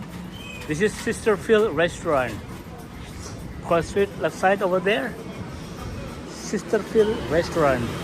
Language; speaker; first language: English; non-native, local second language; Indonesian